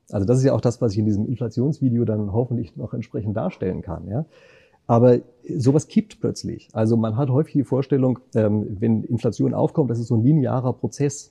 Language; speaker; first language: German; native; German